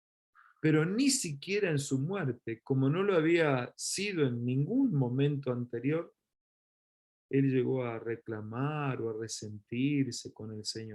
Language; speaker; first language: Spanish; native; Spanish